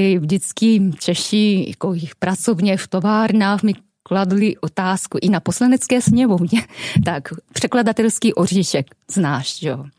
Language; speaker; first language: Czech; non-native, fluent; Japanese